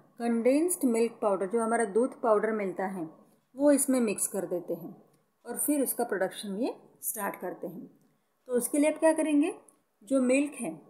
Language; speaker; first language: Hindi; non-native, local second language; Marathi